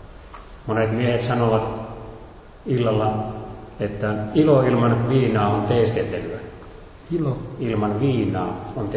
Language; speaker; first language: Finnish; native; Finnish